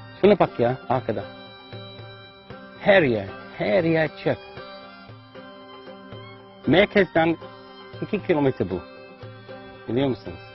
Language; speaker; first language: Turkish; non-native, fluent; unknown